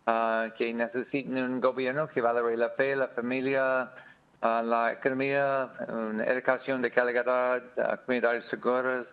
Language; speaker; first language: Spanish; non-native, learner; English